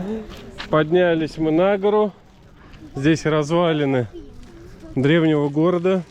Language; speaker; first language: Russian; native; Russian